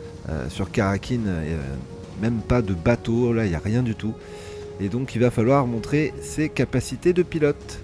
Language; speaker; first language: French; native; French